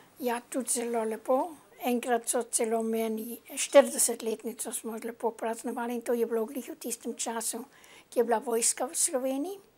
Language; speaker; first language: Slovenian; early bilingual, heritage; Slovenian